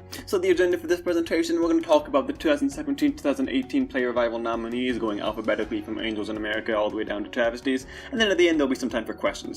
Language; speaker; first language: English; native; English